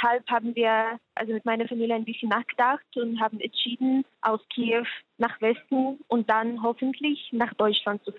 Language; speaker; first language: German; non-native, fluent; Ukrainian